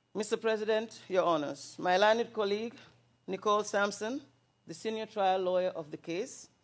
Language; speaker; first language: English; non-native, local second language; Wolof